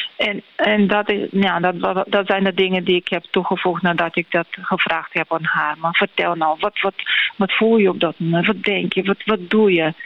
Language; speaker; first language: Dutch; non-native, fluent; Bulgarian